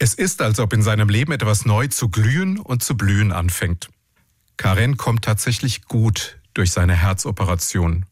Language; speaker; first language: German; native; German